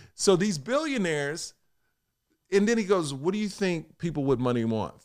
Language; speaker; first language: English; native; English